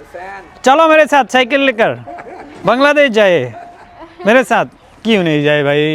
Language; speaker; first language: Hindi; non-native, learner; Bangla